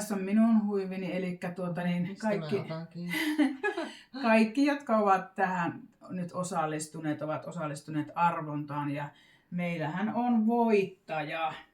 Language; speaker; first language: Finnish; native; Finnish